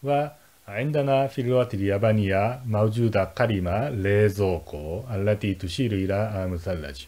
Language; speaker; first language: Arabic; non-native, fluent; Japanese